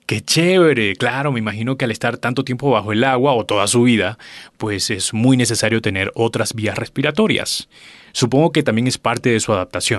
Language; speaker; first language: Spanish; native; Spanish